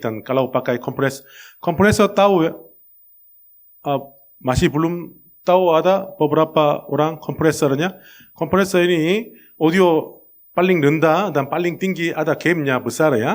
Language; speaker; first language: Indonesian; non-native, fluent; Korean